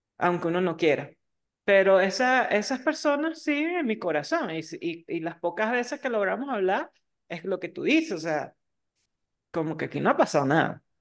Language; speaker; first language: Spanish; native; Spanish